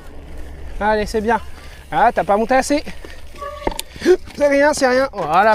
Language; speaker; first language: French; native; French